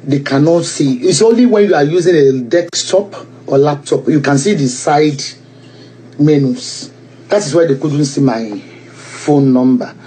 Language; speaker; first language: English; non-native, local second language; Yoruba